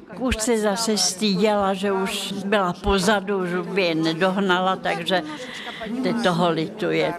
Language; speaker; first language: Czech; non-native, fluent; Russian